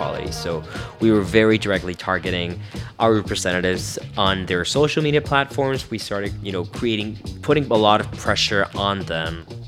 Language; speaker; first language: English; early bilingual, other home language; Spanish